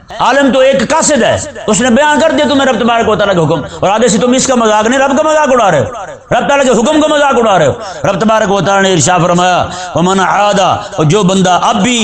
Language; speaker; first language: Urdu; native; Urdu